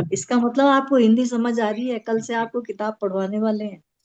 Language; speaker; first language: Hindi; native; Hindi